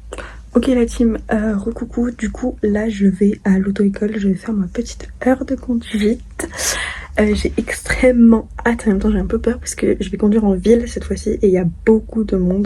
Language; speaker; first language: French; native; French